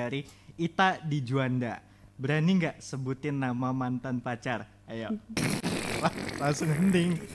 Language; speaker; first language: Indonesian; native; Indonesian